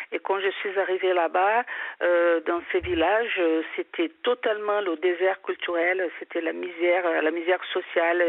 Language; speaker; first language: French; non-native, fluent; Portuguese